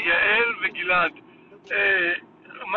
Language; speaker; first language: Hebrew; native; Hebrew